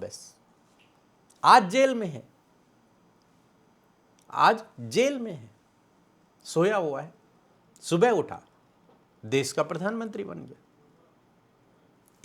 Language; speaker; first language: Hindi; native; Hindi